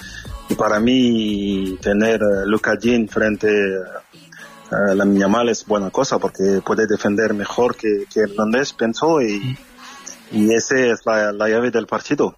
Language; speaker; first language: Spanish; non-native, fluent; French